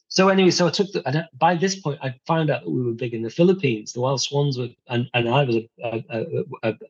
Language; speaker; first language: English; native; English